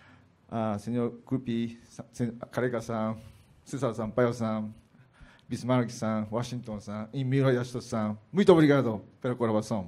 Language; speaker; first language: Portuguese; non-native, learner; Japanese